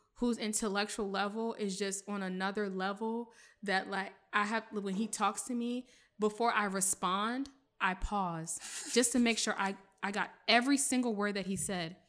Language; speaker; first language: English; early bilingual, other home language; French